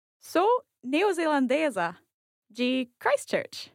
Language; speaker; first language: Portuguese; non-native, learner; English